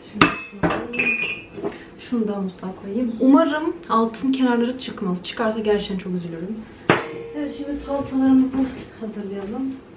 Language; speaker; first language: Turkish; early bilingual, heritage; Turkish